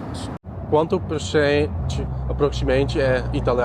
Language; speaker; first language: Portuguese; non-native, learner; English